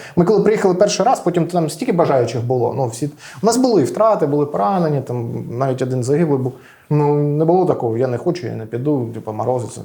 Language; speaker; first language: Ukrainian; non-native, local second language; Russian